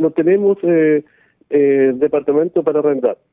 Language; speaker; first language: Spanish; native; Spanish